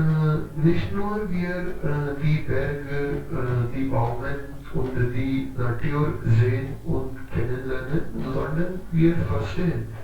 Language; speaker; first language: German; non-native, learner; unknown